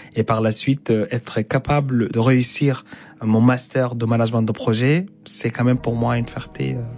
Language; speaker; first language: French; non-native, fluent; Arabic